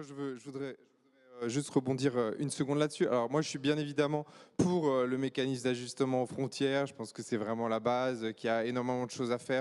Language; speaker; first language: French; native; French